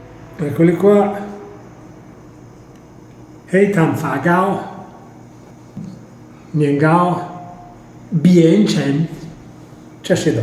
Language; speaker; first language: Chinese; non-native, fluent; Italian